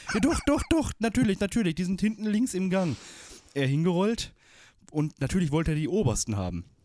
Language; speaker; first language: German; early bilingual, other home language; Turkish